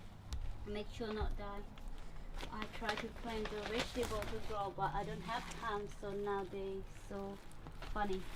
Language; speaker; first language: English; non-native, learner; Thai